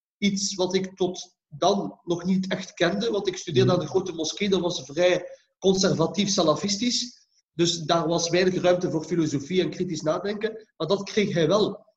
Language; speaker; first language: Dutch; early bilingual, other home language; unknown